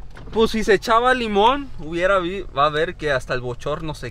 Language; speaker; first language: Spanish; early bilingual, heritage; Spanish